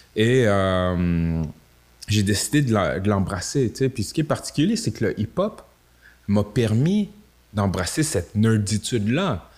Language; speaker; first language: French; native; French